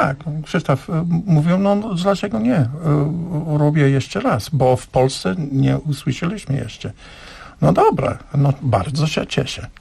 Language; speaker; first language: Polish; non-native, learner; English